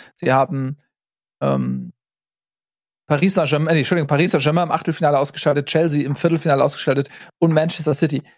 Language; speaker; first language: German; native; German